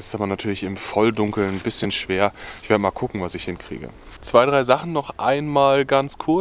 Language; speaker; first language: German; native; German